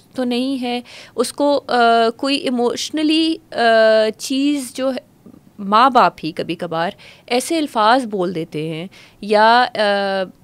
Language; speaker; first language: Urdu; native; Urdu